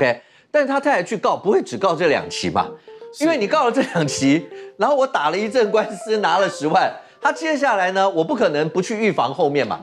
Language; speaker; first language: Chinese; native; Chinese